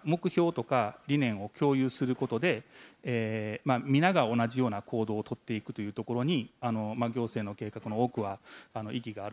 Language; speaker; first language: Japanese; native; Japanese